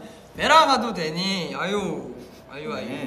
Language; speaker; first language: Korean; native; Korean